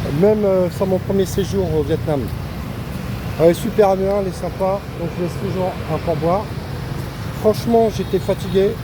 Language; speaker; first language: French; native; French